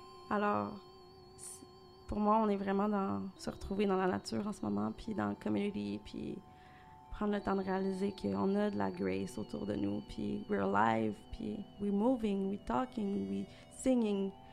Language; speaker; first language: French; native; French